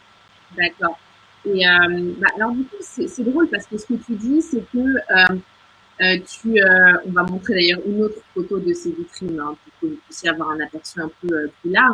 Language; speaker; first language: French; native; French